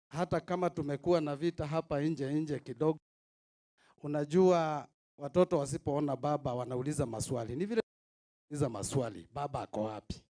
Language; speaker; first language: Swahili; non-native, local second language; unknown